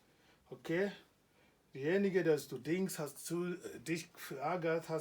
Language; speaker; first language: German; non-native, learner; Igbo